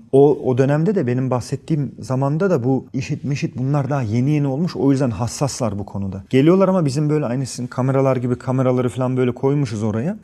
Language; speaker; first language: Turkish; early bilingual, heritage; Turkish